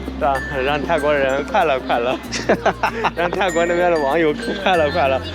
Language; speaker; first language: Chinese; native; Chinese